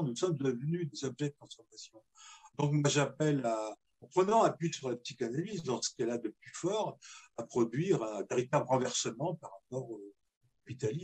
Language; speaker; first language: French; native; French